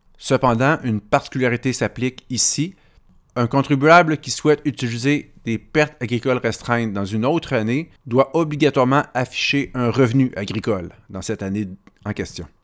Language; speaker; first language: French; native; French